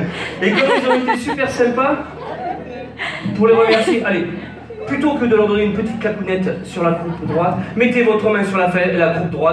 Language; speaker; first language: French; native; French